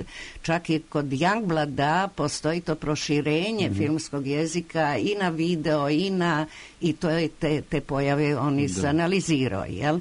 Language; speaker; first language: Croatian; native; Croatian